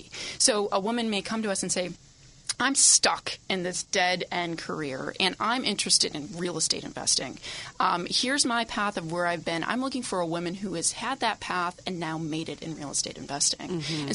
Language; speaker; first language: English; native; English